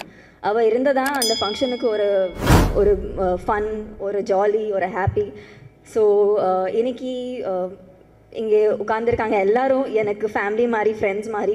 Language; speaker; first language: Tamil; non-native, fluent; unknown